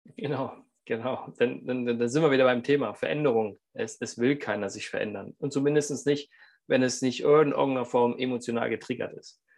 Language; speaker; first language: German; native; German